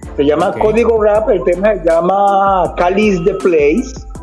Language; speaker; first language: Spanish; native; Spanish